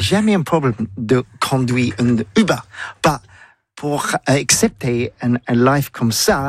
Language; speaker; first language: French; non-native, learner; English